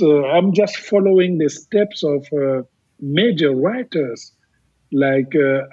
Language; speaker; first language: English; non-native, fluent; French